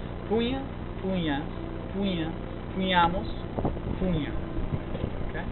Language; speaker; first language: Portuguese; non-native, learner; English